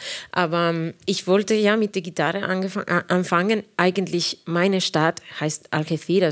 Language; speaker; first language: German; non-native, fluent; Spanish